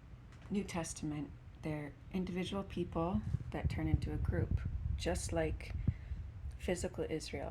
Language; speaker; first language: English; native; English